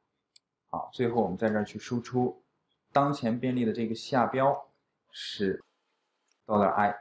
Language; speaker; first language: Chinese; native; Chinese